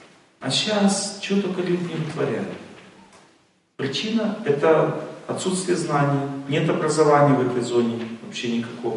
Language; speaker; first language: Russian; native; Russian